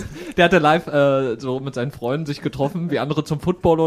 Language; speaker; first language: German; native; German